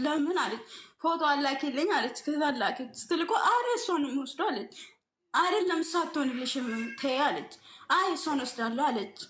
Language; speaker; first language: Amharic; non-native, local second language; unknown